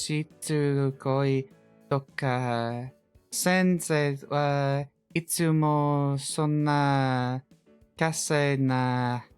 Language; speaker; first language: Japanese; non-native, learner; English